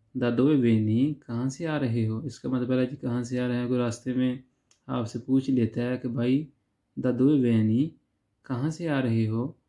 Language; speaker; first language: Urdu; non-native, local second language; Punjabi